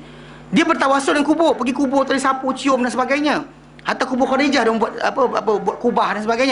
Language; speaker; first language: Malay; native; Malay